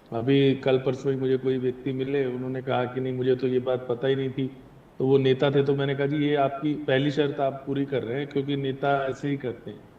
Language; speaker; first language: Hindi; native; Hindi